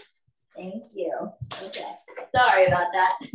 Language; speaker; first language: English; native; English